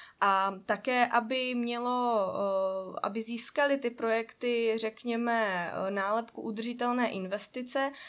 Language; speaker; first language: Czech; native; Czech